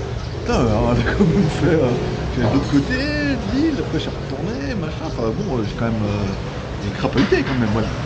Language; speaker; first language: French; native; French